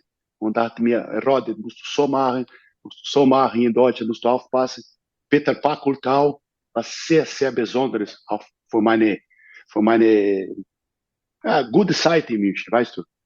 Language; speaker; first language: German; non-native, fluent; Portuguese